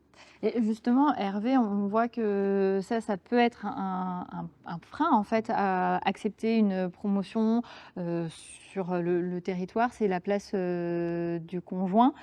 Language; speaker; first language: French; native; French